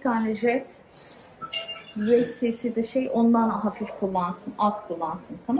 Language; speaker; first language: Turkish; native; Turkish